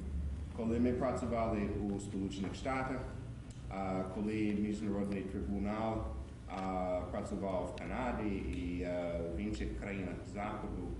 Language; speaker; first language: Ukrainian; non-native, fluent; English